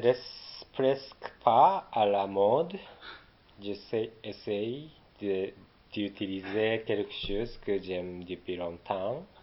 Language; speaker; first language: French; non-native, learner; Japanese